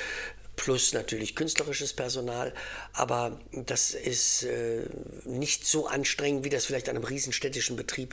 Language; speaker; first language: German; native; German